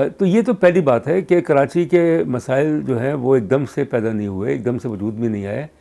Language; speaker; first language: Urdu; native; Urdu